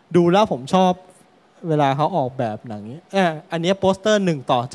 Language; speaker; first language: Thai; native; Thai